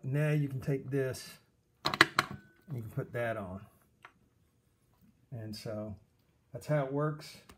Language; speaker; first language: English; native; English